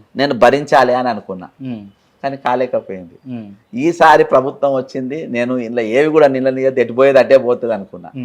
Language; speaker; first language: Telugu; native; Telugu